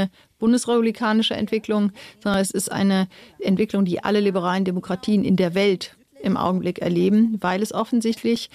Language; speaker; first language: German; native; German